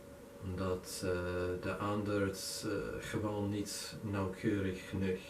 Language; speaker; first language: Dutch; non-native, learner; English